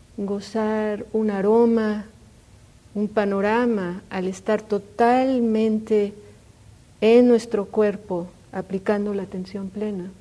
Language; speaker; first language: Spanish; native; Spanish